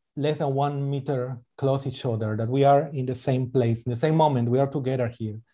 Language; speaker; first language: English; non-native, fluent; Spanish